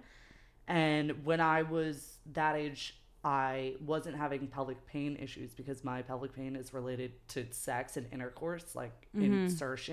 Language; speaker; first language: English; native; English